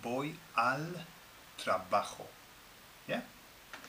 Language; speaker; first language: Spanish; non-native, learner; English